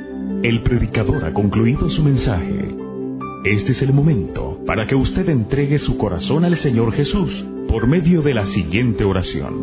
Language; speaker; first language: Spanish; native; Spanish